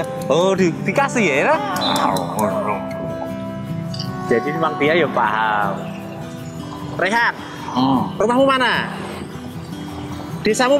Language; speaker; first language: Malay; non-native, local second language; Javanese